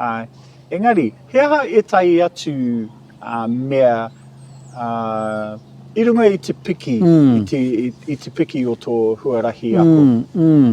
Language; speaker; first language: Māori; non-native, local second language; English